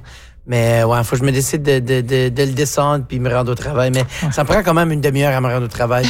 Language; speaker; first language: French; native; French